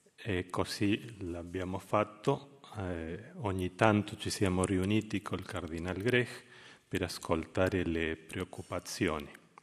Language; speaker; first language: Italian; non-native, fluent; Spanish